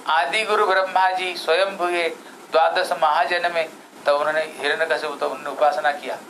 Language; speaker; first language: Hindi; non-native, local second language; Odia